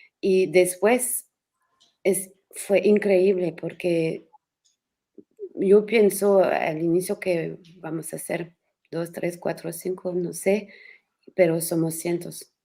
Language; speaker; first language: Spanish; non-native, learner; French